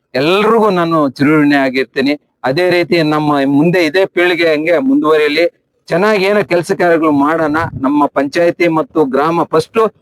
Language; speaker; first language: Kannada; native; Kannada